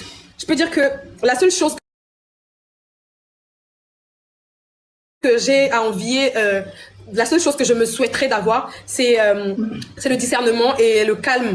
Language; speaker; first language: French; non-native, local second language; Lingala